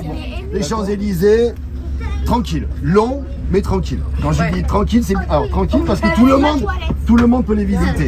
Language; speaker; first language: French; native; French